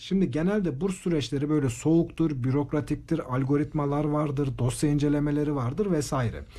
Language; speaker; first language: Turkish; native; Turkish